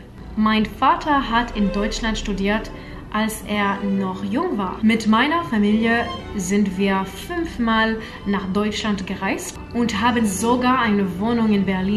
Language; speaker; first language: German; non-native, fluent; French